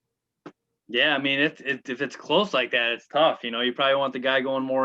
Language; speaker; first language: English; native; English